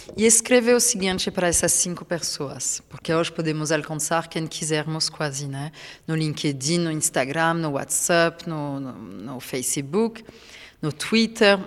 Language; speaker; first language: Portuguese; non-native, fluent; French